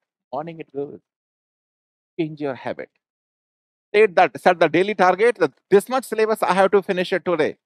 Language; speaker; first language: English; non-native, local second language; Hindi